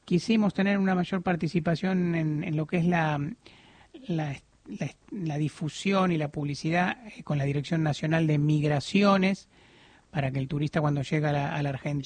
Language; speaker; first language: Spanish; native; Spanish